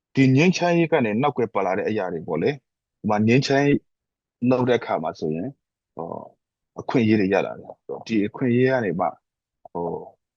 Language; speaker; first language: Burmese; non-native, local second language; S'gaw Karen